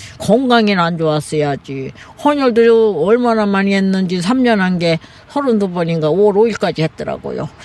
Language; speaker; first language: Korean; native; Korean